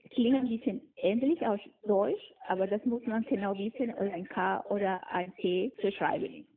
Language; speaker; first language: German; non-native, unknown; Spanish